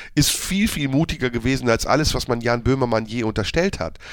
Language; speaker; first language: German; native; German